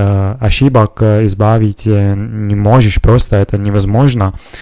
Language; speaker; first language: Russian; non-native, fluent; Italian